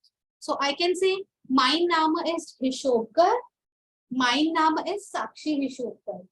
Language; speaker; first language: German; non-native, fluent; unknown